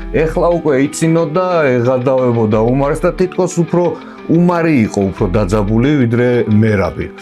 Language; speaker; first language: Georgian; native; Georgian